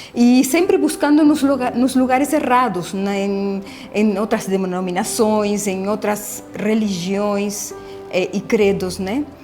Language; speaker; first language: Portuguese; non-native, fluent; Spanish